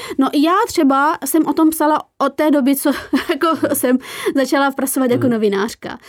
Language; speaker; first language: Czech; early bilingual, other home language; Persian